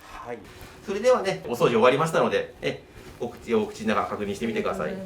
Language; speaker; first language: Japanese; native; Japanese